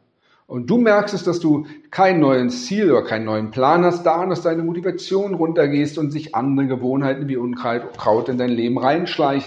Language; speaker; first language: German; native; German